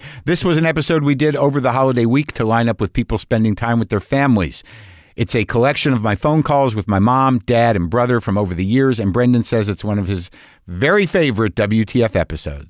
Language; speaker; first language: English; native; English